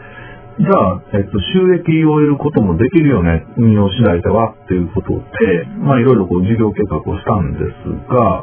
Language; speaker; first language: Japanese; native; Japanese